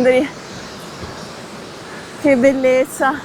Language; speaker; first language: Italian; native; Italian